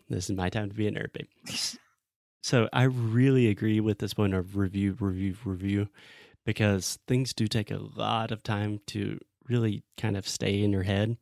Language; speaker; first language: English; native; English